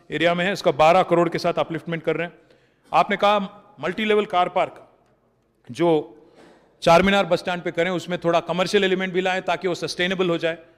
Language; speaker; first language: Hindi; non-native, local second language; Telugu